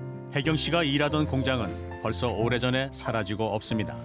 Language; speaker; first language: Korean; native; Korean